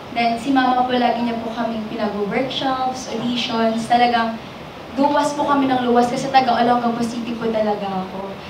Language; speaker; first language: Filipino; native; Filipino